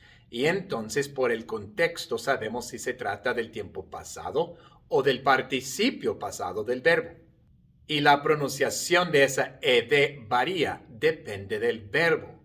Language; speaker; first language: Spanish; non-native, fluent; English